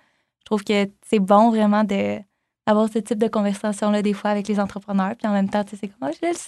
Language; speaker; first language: French; native; French